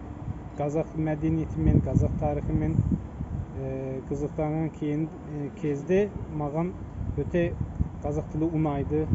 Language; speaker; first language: Kazakh; non-native, fluent; Azerbaijani